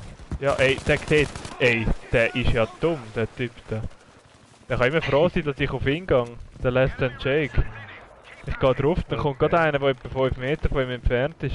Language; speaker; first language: German; native; German